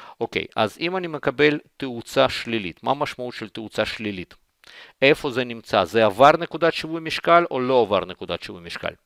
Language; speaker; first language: Hebrew; non-native, fluent; Russian